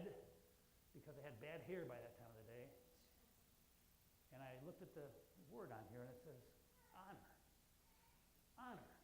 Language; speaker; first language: English; native; English